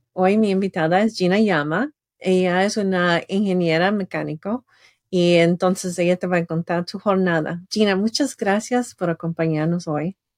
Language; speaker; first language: Spanish; early bilingual, heritage; Spanish